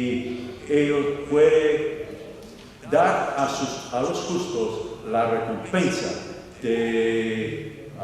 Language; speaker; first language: Spanish; non-native, fluent; English